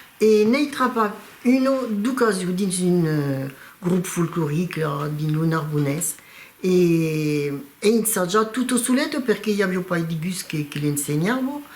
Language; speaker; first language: Occitan; non-native, local second language; French